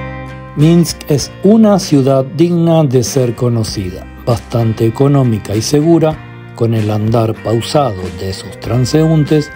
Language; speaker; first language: Spanish; native; Spanish